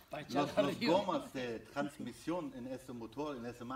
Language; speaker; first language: Spanish; non-native, learner; German